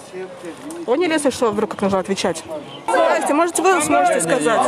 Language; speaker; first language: Russian; native; Russian